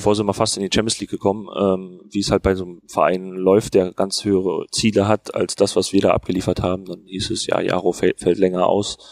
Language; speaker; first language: German; native; German